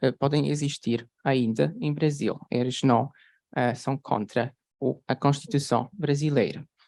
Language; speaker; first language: Portuguese; non-native, fluent; Polish